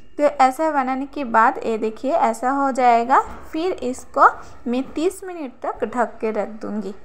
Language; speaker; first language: Hindi; non-native, local second language; Bangla